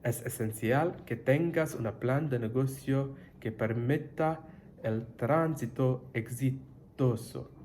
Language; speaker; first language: Spanish; non-native, learner; English